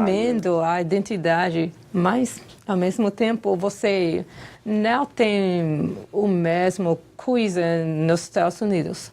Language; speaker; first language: Portuguese; non-native, fluent; English